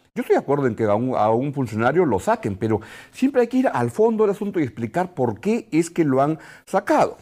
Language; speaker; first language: Spanish; native; Spanish